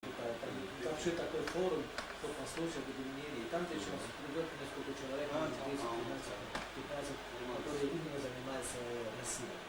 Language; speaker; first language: Russian; non-native, learner; German